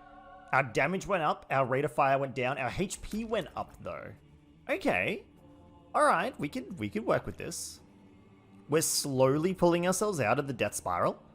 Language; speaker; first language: English; native; English